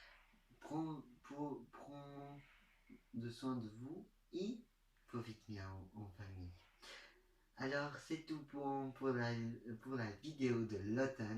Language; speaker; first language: French; non-native, learner; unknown